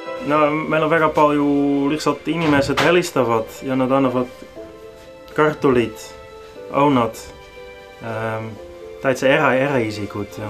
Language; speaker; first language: Estonian; non-native, learner; Dutch